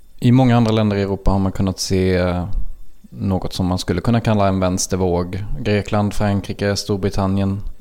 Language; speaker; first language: Swedish; native; Swedish